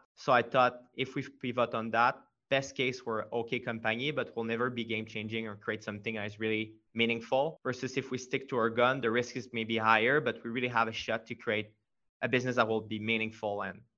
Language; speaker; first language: English; non-native, fluent; French